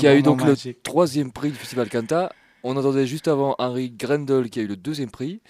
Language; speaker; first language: French; native; French